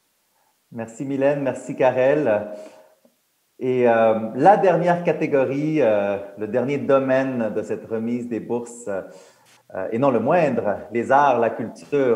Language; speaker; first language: French; native; French